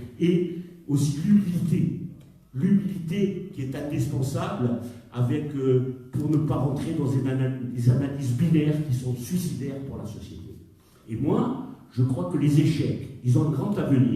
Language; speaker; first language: French; native; French